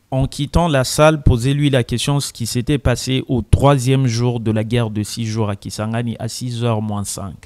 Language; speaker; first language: French; non-native, local second language; Lingala